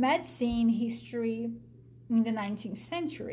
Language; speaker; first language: English; non-native, fluent; Portuguese